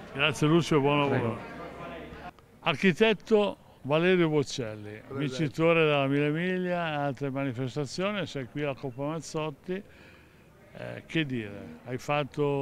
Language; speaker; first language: Italian; native; Italian